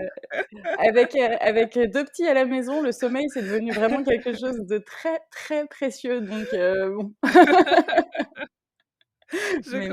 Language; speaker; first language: French; native; French